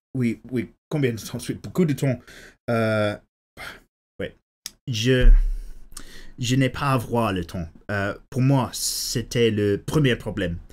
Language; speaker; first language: French; non-native, learner; English